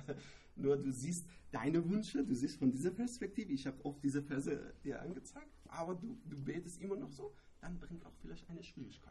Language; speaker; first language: German; non-native, learner; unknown